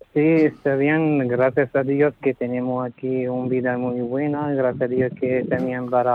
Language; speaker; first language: Spanish; non-native, learner; Arabic